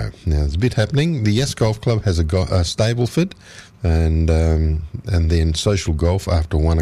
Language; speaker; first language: English; native; English